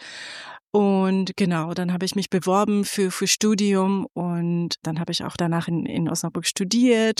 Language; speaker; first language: German; non-native, fluent; Persian